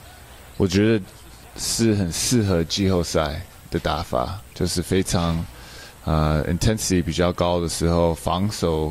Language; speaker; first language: Chinese; early bilingual, heritage; English